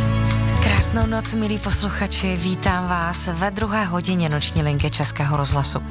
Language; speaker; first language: Czech; native; Czech